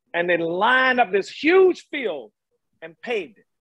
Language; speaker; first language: English; native; English